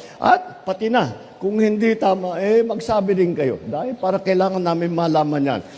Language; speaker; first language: Filipino; native; Filipino